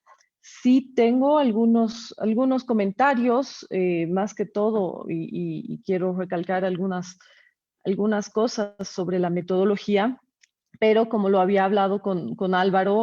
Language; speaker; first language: Spanish; native; Spanish